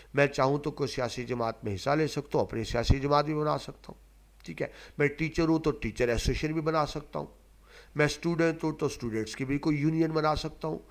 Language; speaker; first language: Urdu; non-native, local second language; Punjabi